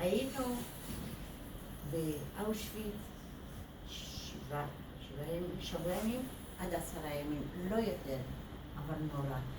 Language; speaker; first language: Hebrew; non-native, fluent; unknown